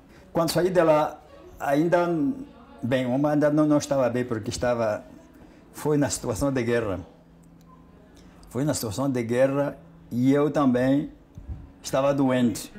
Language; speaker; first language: Portuguese; non-native, local second language; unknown